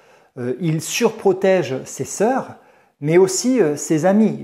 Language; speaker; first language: French; native; French